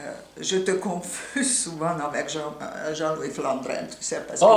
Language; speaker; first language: French; non-native, fluent; Hungarian